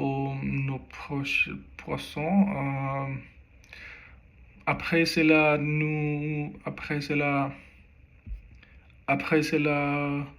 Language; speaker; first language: French; non-native, learner; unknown